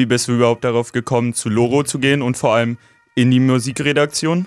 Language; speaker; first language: German; native; German